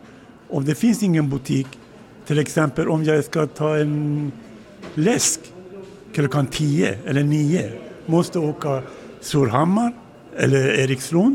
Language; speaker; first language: Swedish; non-native, learner; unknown